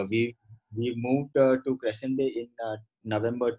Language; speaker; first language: English; non-native, local second language; Gujarati